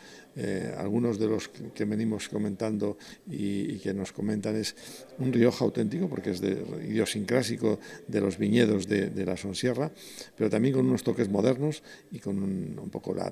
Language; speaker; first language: Spanish; native; Spanish